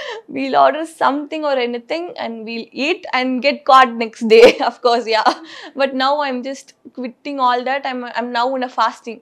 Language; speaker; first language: English; non-native, local second language; Tamil